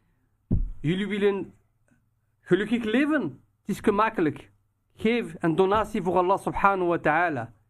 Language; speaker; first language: Dutch; non-native, fluent; Riffian